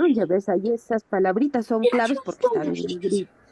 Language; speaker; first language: Spanish; native; Spanish